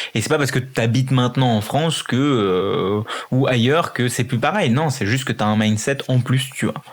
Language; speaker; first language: French; early bilingual, other home language; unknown